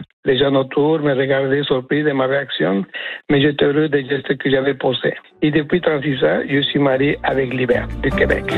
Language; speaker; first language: French; non-native, fluent; Spanish